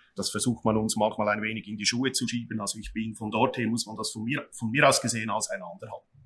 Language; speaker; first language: German; native; German